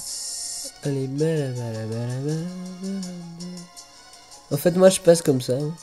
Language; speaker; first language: French; native; French